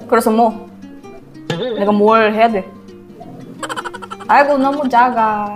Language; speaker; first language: Korean; non-native, fluent; Filipino